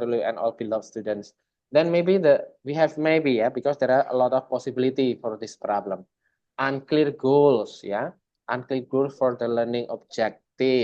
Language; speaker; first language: English; non-native, fluent; Indonesian